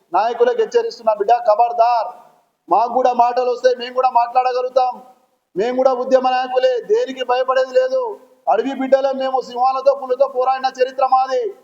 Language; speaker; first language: Telugu; non-native, local second language; Lambadi